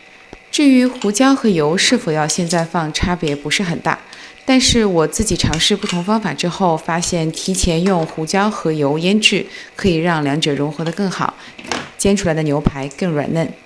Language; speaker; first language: Chinese; native; Chinese